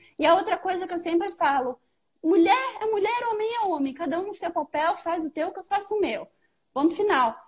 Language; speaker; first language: Portuguese; native; Portuguese